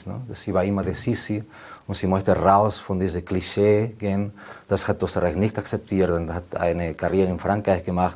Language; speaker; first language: German; non-native, learner; Spanish